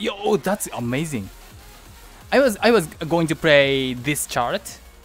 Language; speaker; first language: English; non-native, learner; Japanese